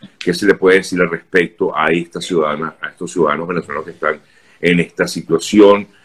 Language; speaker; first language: Spanish; native; Spanish